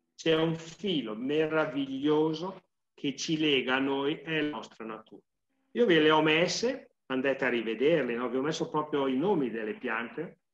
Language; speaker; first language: Italian; native; Italian